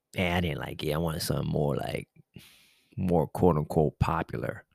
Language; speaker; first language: English; native; English